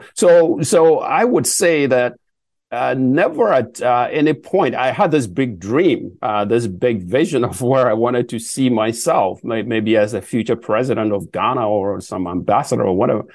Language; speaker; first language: English; non-native, local second language; Akan